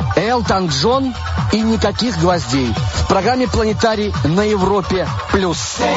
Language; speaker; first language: Russian; non-native, local second language; Georgian